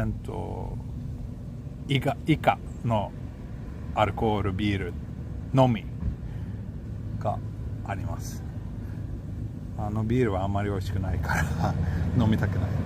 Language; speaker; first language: Japanese; non-native, fluent; Swedish